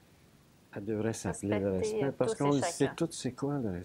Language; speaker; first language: French; native; French